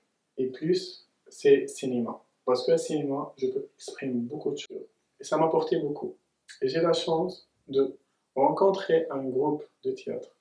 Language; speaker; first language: French; non-native, local second language; Arabic